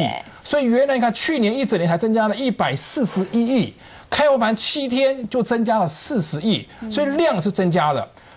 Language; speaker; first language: Chinese; native; Chinese